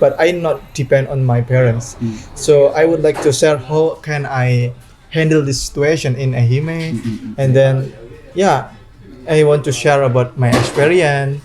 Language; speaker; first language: English; non-native, learner; Indonesian